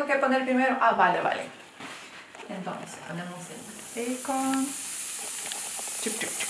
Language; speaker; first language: Spanish; non-native, fluent; Italian